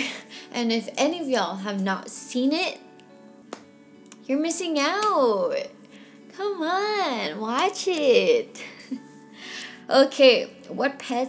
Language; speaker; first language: English; non-native, local second language; Filipino